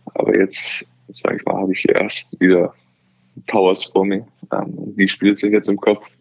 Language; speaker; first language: German; native; German